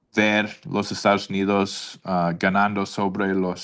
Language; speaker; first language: Spanish; non-native, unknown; English